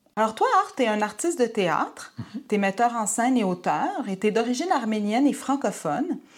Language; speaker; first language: French; native; French